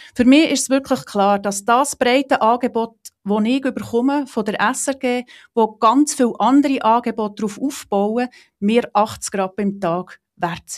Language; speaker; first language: German; native; German